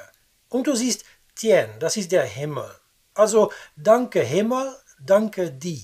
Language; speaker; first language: German; non-native, fluent; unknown